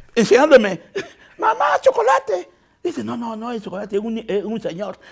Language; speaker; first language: Spanish; non-native, local second language; Fang